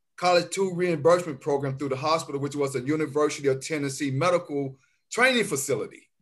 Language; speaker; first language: English; native; English